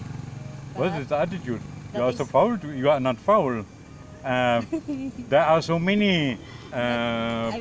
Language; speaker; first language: English; non-native, learner; German